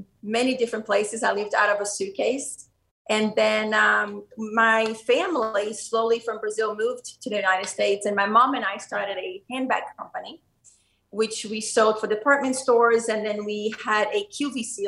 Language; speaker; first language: English; non-native, fluent; Portuguese